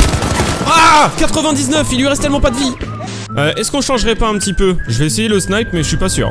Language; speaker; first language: French; native; French